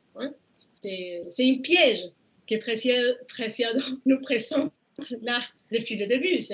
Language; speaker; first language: French; non-native, fluent; Spanish